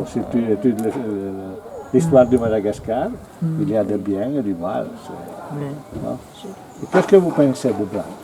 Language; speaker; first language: French; non-native, learner; Italian